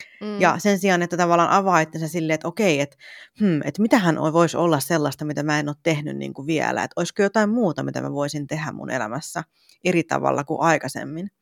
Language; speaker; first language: Finnish; native; Finnish